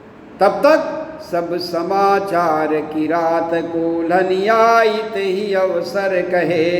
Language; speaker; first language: Hindi; native; Hindi